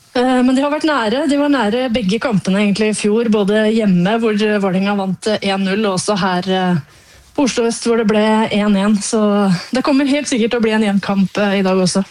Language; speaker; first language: Norwegian; native; Norwegian